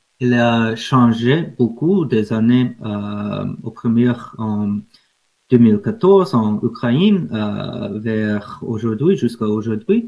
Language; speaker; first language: French; non-native, fluent; English